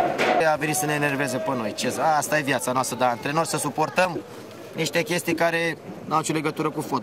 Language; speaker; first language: Romanian; native; Romanian